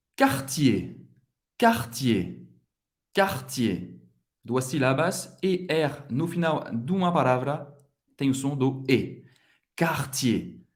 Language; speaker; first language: Portuguese; non-native, fluent; French